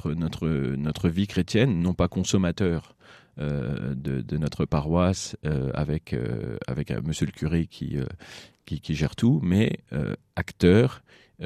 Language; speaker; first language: French; native; French